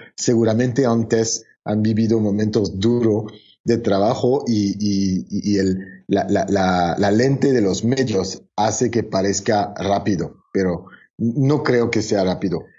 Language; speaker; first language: Spanish; non-native, fluent; French